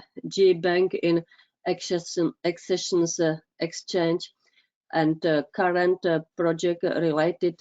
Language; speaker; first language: English; non-native, fluent; Czech